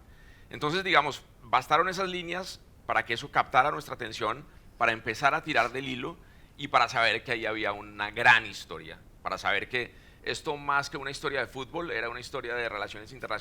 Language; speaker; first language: Spanish; native; Spanish